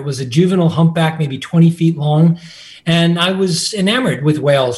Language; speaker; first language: English; native; English